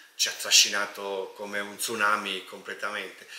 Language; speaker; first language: Italian; native; Italian